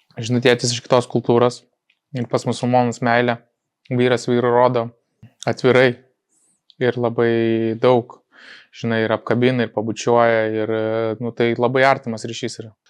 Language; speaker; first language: Lithuanian; native; Lithuanian